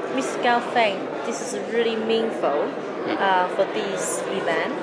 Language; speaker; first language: English; non-native, fluent; Chinese